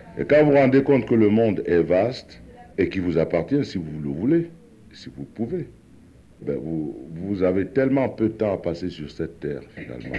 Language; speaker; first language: French; non-native, local second language; Duala